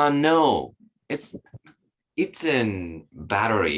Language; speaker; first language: English; non-native, learner; Japanese